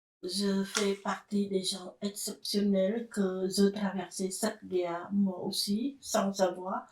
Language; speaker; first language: French; non-native, fluent; Khmer